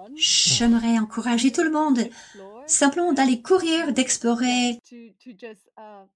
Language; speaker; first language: French; non-native, fluent; Cantonese